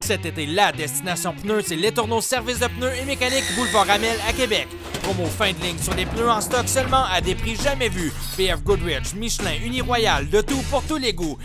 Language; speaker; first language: French; native; French